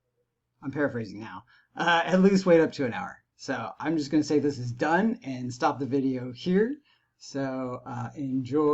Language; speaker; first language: English; native; English